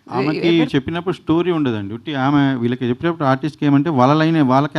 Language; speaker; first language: Telugu; native; Telugu